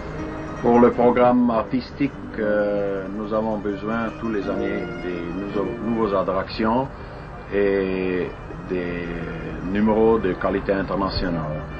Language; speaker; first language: French; non-native, fluent; German